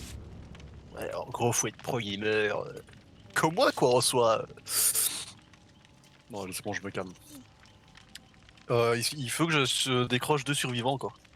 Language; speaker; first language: French; native; French